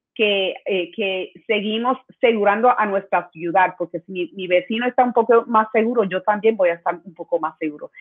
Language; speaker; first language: Spanish; early bilingual, heritage; Spanish